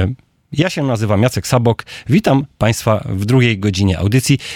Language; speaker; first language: Polish; native; Polish